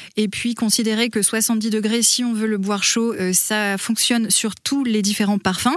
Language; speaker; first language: French; non-native, fluent; English